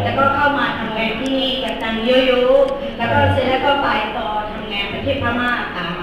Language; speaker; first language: Thai; non-native, learner; Burmese